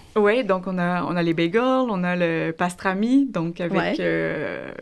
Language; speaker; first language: French; native; French